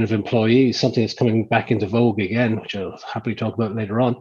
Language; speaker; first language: English; native; English